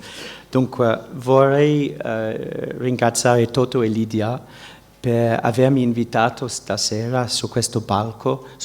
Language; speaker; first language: Italian; non-native, fluent; English